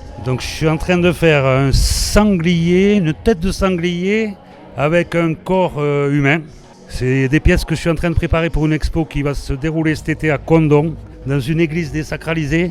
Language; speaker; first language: French; native; French